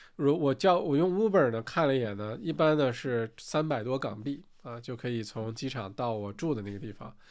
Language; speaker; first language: Chinese; native; Chinese